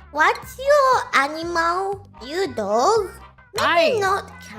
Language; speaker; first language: English; non-native, learner; Japanese